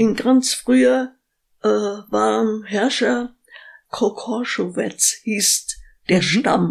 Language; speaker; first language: German; native; German